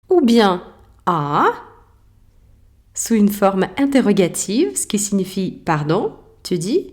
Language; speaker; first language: French; non-native, fluent; Russian